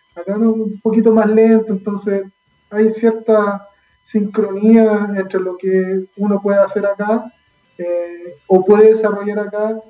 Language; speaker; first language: Spanish; native; Spanish